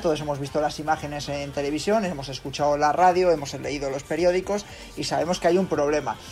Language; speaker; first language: Spanish; native; Spanish